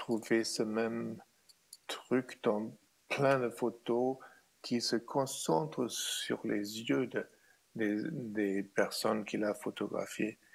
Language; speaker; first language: French; non-native, fluent; German